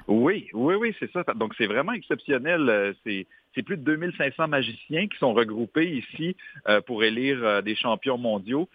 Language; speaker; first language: French; native; French